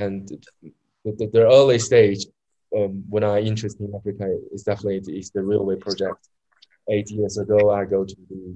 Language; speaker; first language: English; non-native, learner; Chinese